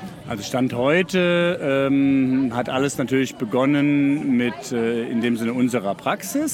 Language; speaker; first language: German; native; German